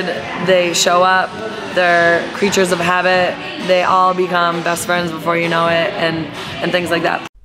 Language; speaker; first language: English; native; English